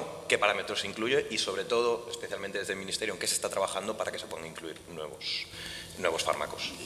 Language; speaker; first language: Spanish; native; Spanish